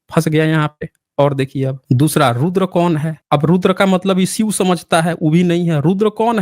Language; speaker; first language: Hindi; native; Hindi